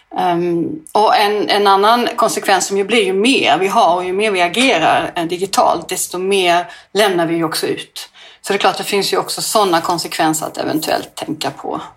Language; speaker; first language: Swedish; native; Swedish